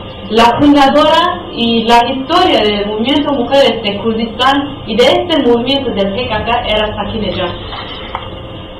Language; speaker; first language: Spanish; non-native, learner; Kurdish